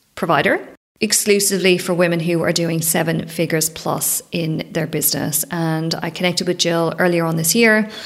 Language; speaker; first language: English; native; English